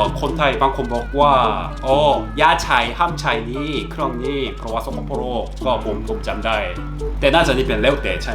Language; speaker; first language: Thai; non-native, learner; Korean